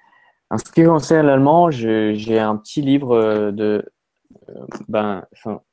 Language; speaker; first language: French; non-native, fluent; Russian